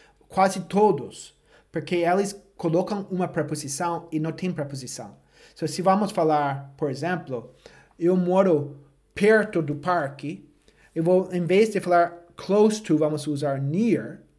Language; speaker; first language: Portuguese; non-native, fluent; English